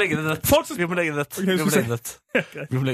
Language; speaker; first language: Norwegian; native; Norwegian